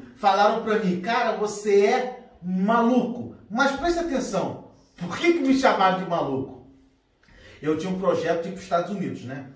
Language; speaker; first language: Portuguese; native; Portuguese